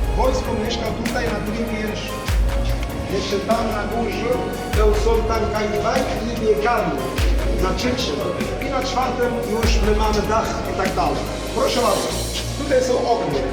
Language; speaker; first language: Polish; non-native, learner; Arabic